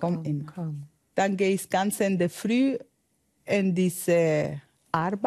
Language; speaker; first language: German; non-native, learner; Spanish